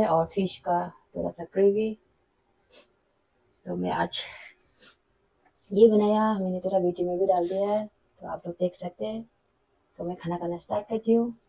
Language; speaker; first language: Hindi; non-native, local second language; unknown